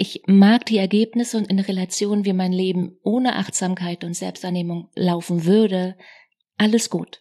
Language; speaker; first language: German; native; German